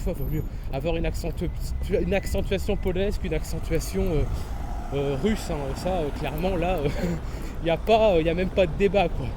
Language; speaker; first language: French; native; French